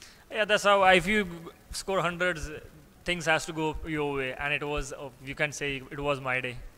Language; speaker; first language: English; non-native, local second language; Urdu